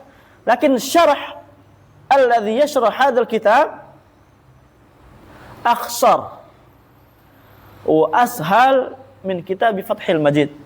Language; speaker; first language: Arabic; non-native, fluent; Indonesian